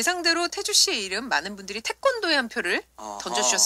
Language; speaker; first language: Korean; native; Korean